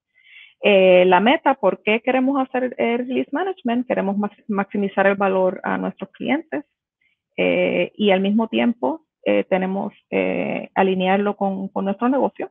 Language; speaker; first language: Spanish; native; Spanish